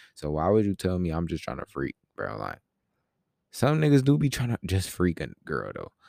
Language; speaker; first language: English; native; English